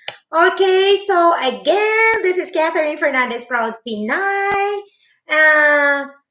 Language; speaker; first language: English; non-native, local second language; Filipino